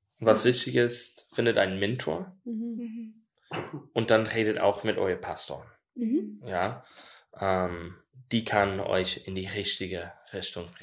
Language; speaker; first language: German; non-native, learner; English